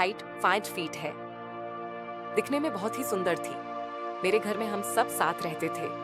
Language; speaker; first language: Hindi; native; Hindi